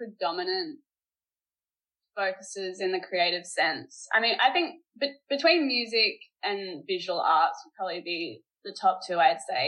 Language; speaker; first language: English; native; English